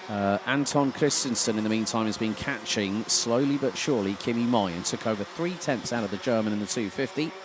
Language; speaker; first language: English; non-native, fluent; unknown